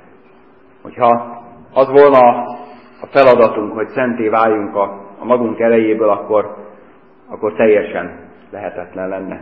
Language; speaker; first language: Hungarian; native; Hungarian